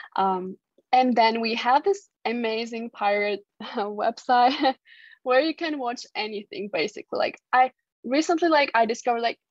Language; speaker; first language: English; non-native, fluent; Georgian